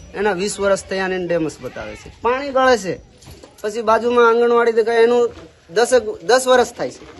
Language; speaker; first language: Gujarati; non-native, local second language; Rathawi